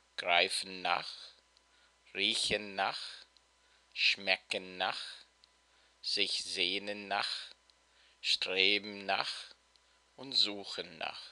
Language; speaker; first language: German; non-native, fluent; English